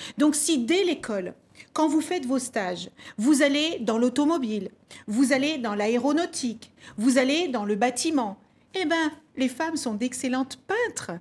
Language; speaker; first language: French; early bilingual, other home language; Kabuverdianu